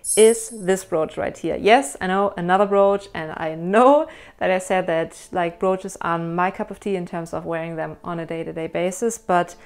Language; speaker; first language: English; non-native, fluent; German